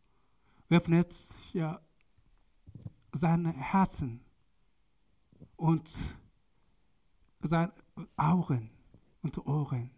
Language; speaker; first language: German; non-native, learner; Korean